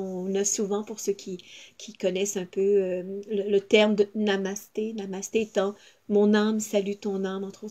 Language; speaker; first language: French; native; French